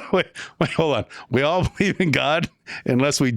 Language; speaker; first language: English; native; English